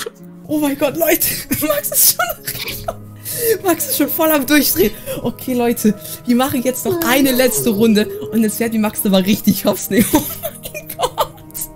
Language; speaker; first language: German; native; German